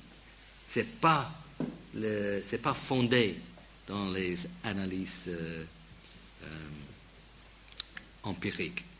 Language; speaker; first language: French; non-native, fluent; English